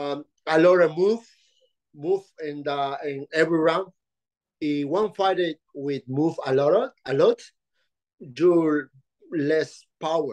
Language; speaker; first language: English; non-native, learner; Spanish